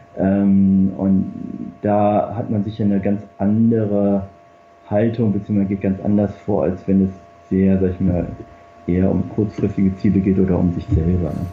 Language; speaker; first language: German; early bilingual, other home language; Korean